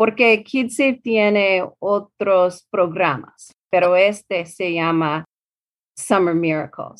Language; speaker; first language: Spanish; non-native, learner; English